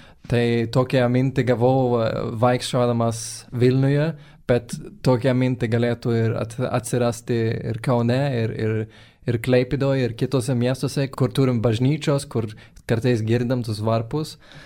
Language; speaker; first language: Lithuanian; non-native, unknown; Swedish